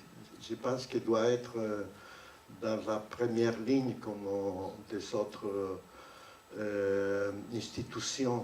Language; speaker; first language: French; non-native, fluent; Spanish